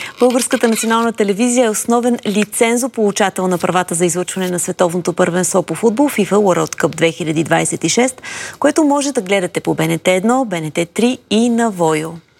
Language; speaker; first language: Bulgarian; native; Bulgarian